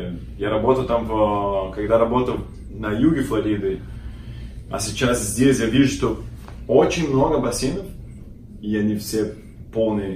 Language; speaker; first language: Russian; non-native, learner; Portuguese